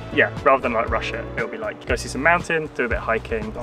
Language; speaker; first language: English; native; English